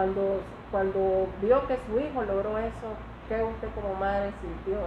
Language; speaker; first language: Spanish; native; Spanish